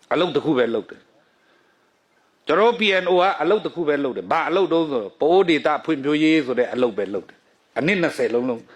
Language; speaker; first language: Burmese; non-native, local second language; Pa'o Karen